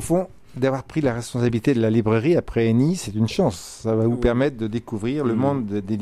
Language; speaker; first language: French; native; French